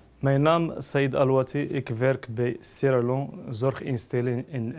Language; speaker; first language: Dutch; non-native, local second language; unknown